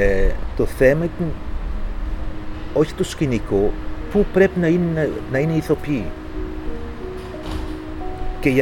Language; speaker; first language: Greek; non-native, fluent; English